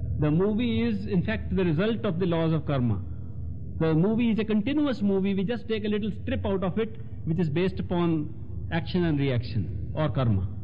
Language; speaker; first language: English; non-native, local second language; Hindi